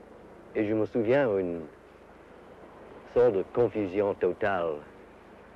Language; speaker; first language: French; non-native, fluent; English